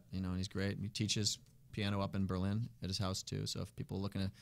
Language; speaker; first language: English; native; English